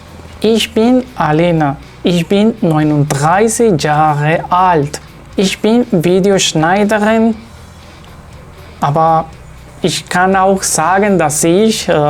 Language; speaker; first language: German; non-native, learner; Spanish